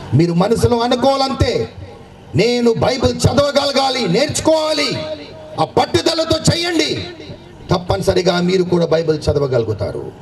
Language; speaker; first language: Telugu; non-native, local second language; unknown